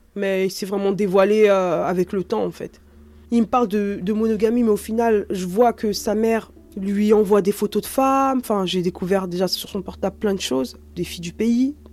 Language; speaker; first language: French; native; French